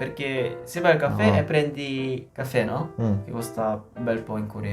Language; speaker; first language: Italian; non-native, learner; Korean